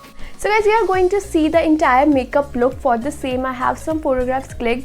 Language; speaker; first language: English; non-native, local second language; Hindi